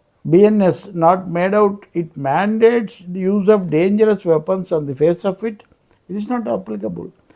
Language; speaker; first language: English; non-native, local second language; Telugu